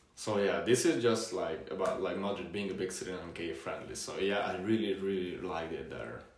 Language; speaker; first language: English; non-native, fluent; Hungarian